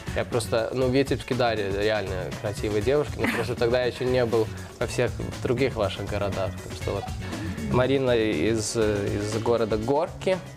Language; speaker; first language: Russian; early bilingual, heritage; Russian